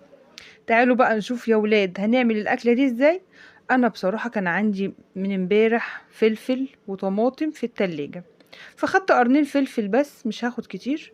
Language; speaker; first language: Arabic; native; Arabic